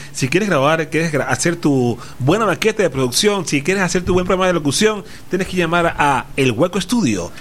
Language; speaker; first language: Spanish; native; Spanish